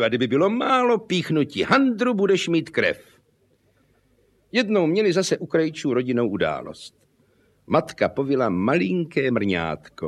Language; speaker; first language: Czech; native; Czech